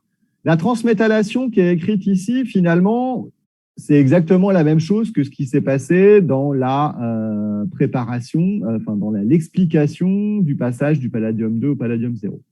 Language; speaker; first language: French; native; French